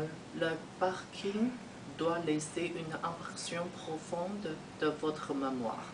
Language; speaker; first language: French; non-native, learner; Chinese